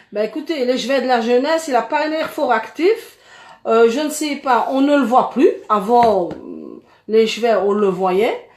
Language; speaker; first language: French; early bilingual, other home language; Arabic